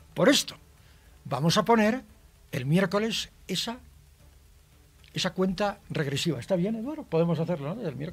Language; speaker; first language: Spanish; native; Spanish